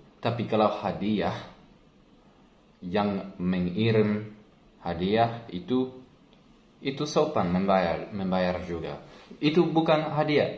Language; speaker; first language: Indonesian; non-native, learner; English